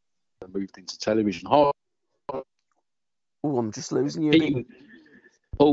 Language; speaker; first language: English; native; English